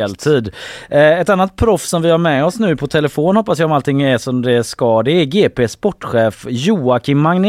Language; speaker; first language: Swedish; native; Swedish